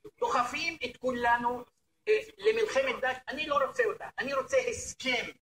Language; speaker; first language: Hebrew; non-native, local second language; Arabic